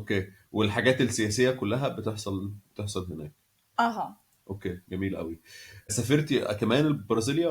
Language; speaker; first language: Arabic; native; Arabic